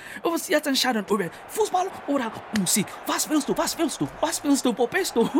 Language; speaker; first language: German; non-native, learner; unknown